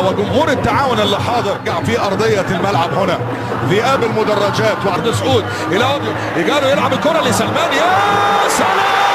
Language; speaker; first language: Arabic; native; Arabic